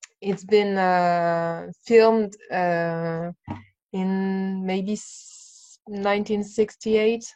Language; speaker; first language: English; non-native, learner; French